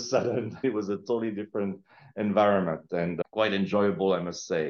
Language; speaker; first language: English; non-native, fluent; French